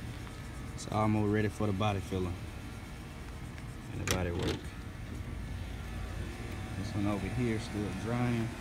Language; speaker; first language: English; native; English